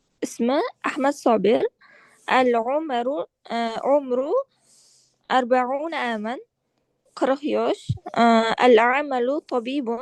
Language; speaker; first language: Arabic; non-native, learner; Uzbek